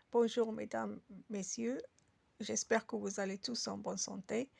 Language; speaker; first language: French; non-native, local second language; Arabic